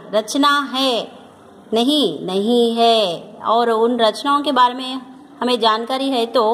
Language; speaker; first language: Hindi; non-native, local second language; Telugu